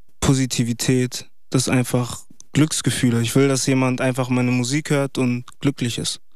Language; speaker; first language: German; early bilingual, other home language; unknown